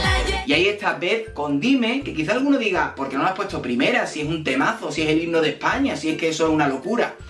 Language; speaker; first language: Spanish; native; Spanish